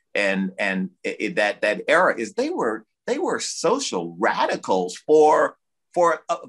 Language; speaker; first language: English; native; English